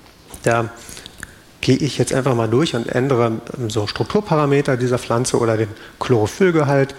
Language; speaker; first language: German; native; German